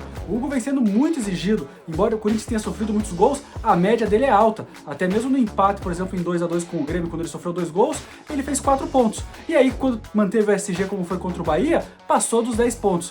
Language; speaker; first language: Portuguese; native; Portuguese